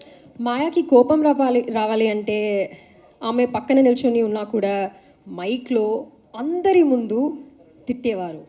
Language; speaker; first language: Telugu; non-native, learner; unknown